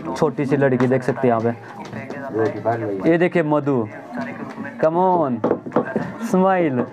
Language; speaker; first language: Hindi; native; Hindi